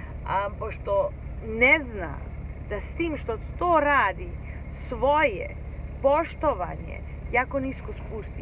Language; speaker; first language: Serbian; early bilingual, heritage; Serbian